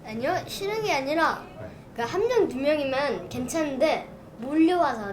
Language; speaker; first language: Korean; early bilingual, other home language; English